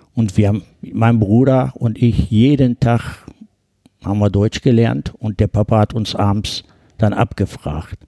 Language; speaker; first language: German; early bilingual, other home language; Turkish